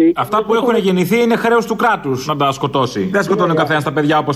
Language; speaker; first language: Greek; native; Greek